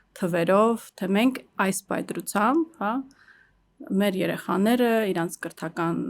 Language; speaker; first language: Armenian; early bilingual, heritage; Armenian